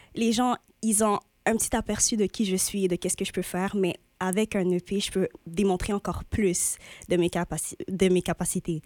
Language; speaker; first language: French; native; French